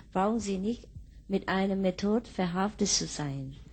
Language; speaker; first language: German; non-native, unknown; Vietnamese